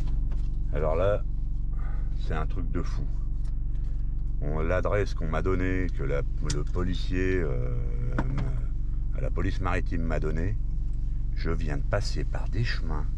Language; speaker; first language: French; native; French